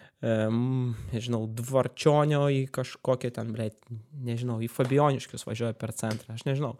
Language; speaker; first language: Lithuanian; non-native, local second language; Russian